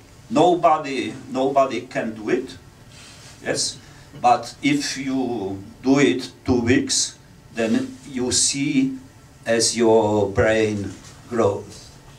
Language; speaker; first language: English; non-native, learner; Czech